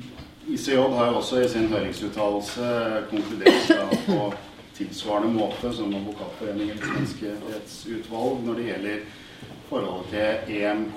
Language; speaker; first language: Norwegian; native; Norwegian